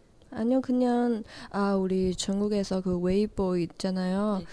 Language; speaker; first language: Korean; non-native, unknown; Chinese